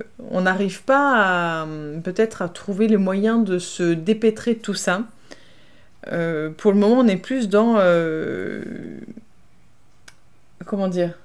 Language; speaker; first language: French; native; French